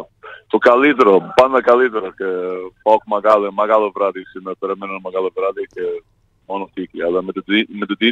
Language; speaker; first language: Greek; non-native, learner; Portuguese